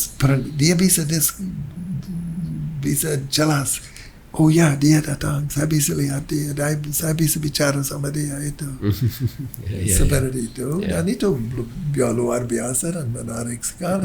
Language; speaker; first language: Indonesian; non-native, learner; English